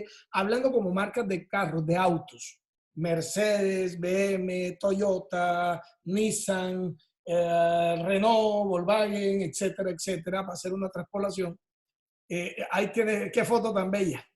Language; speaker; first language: Spanish; native; Spanish